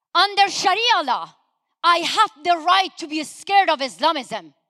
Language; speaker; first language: English; non-native, fluent; Persian